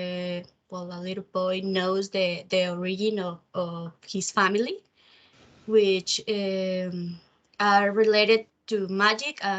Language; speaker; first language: English; non-native, learner; Spanish